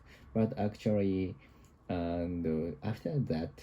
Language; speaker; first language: English; non-native, learner; Japanese